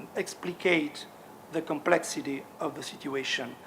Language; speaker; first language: English; non-native, learner; Italian